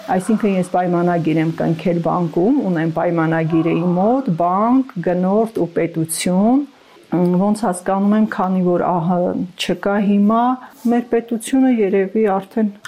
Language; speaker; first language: Armenian; native; Armenian